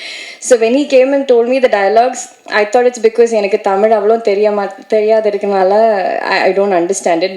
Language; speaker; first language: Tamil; non-native, learner; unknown